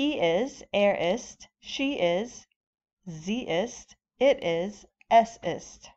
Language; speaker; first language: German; non-native, fluent; English